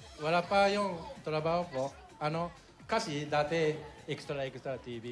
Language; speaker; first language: Filipino; non-native, learner; Japanese